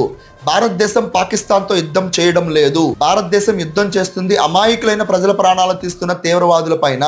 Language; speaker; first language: Telugu; native; Telugu